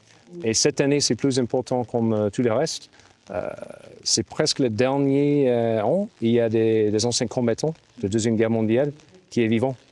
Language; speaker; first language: French; non-native, fluent; English